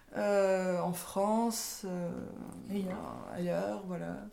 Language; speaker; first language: Spanish; non-native, fluent; Czech